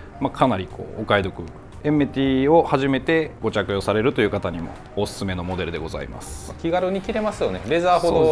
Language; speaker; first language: Japanese; native; Japanese